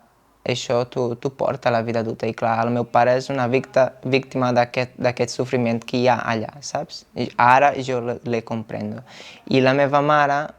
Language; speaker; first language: Catalan; non-native, fluent; Portuguese